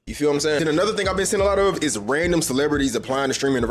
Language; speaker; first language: English; native; English